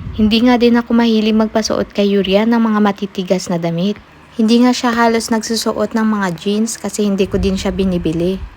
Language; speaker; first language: Filipino; native; Filipino